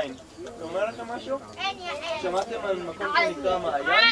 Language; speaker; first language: Hebrew; native; Hebrew